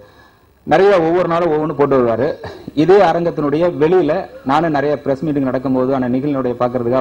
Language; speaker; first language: Tamil; native; Tamil